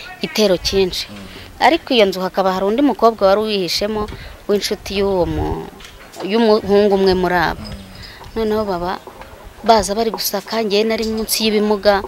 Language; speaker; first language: Kinyarwanda; native; Kinyarwanda